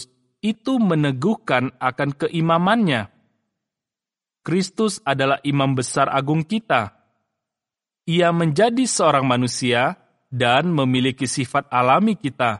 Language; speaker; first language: Indonesian; native; Indonesian